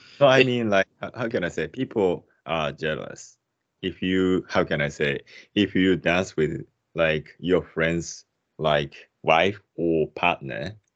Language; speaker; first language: English; non-native, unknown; Japanese